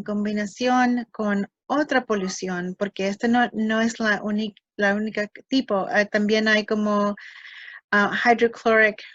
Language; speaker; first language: Spanish; early bilingual, heritage; English